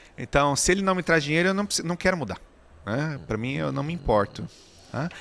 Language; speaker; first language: Portuguese; native; Portuguese